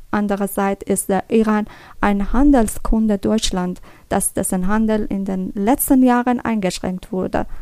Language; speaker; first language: German; non-native, learner; Persian